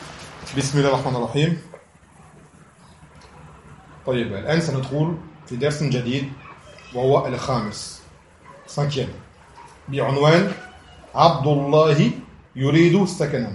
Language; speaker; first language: Arabic; non-native, fluent; French